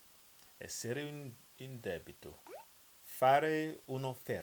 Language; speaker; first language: Italian; non-native, learner; English